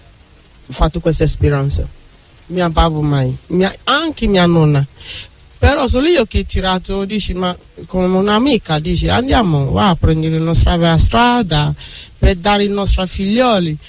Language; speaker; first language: Italian; non-native, learner; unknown